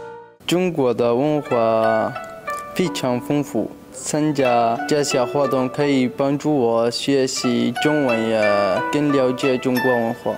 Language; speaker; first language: Chinese; non-native, learner; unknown